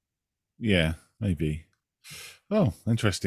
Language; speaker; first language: English; native; English